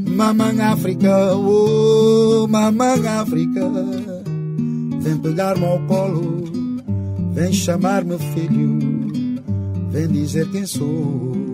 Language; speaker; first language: Portuguese; non-native, local second language; Kabuverdianu